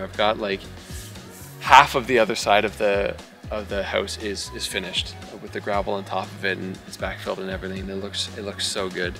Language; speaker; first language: English; native; English